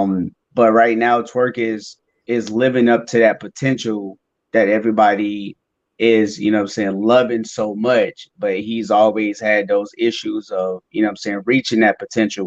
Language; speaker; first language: English; native; English